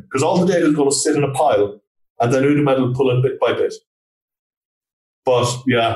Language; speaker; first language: English; native; English